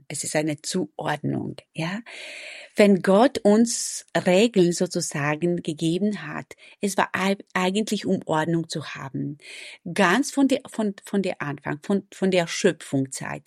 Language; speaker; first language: German; non-native, fluent; Romanian